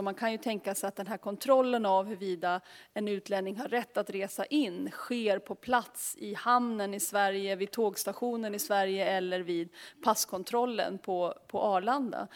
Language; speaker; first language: Swedish; native; Swedish